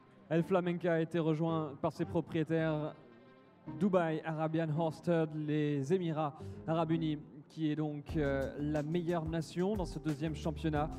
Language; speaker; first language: French; native; French